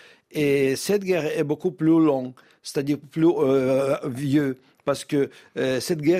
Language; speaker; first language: French; non-native, fluent; Russian